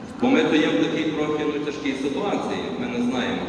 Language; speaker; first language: Ukrainian; native; Ukrainian